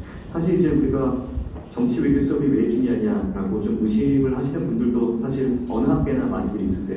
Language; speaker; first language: Korean; native; Korean